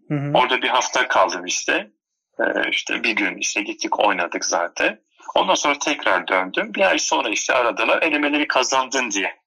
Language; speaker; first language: Turkish; non-native, local second language; Turoyo